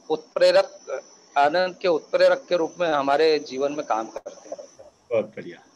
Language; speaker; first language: Hindi; native; Hindi